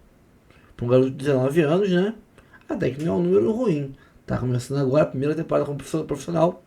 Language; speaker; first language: Portuguese; native; Portuguese